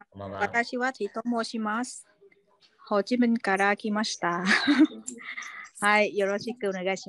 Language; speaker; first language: Japanese; non-native, learner; Vietnamese